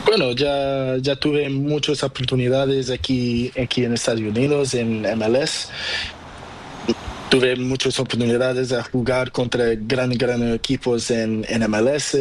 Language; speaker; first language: Spanish; non-native, learner; Portuguese